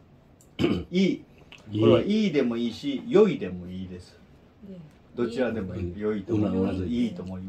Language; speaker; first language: Japanese; non-native, learner; Korean